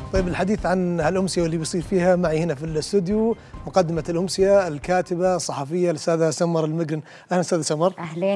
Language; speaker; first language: Arabic; native; Arabic